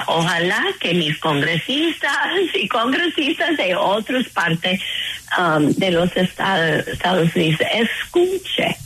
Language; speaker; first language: Spanish; non-native, fluent; English